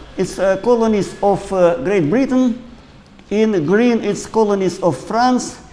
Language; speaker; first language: English; non-native, fluent; Ukrainian